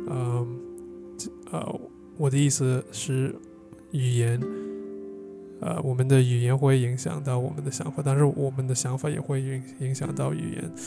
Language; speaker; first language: Chinese; non-native, fluent; English